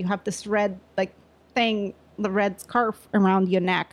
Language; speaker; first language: English; non-native, fluent; Russian